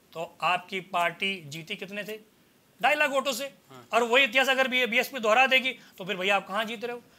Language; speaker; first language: Hindi; native; Hindi